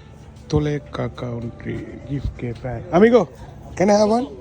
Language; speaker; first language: English; non-native, learner; Sinhala